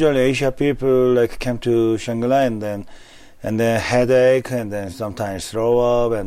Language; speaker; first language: English; non-native, learner; Korean